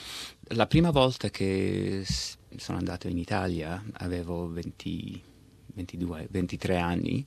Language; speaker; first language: Italian; early bilingual, heritage; Italian